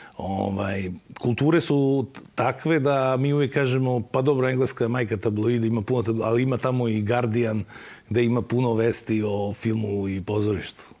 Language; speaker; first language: Serbian; native; Serbian